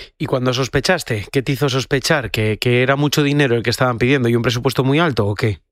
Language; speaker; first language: Spanish; native; Spanish